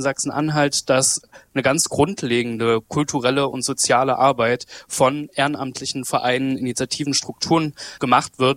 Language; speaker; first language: German; native; German